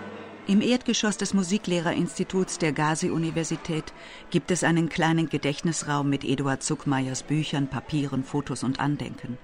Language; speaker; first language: German; native; German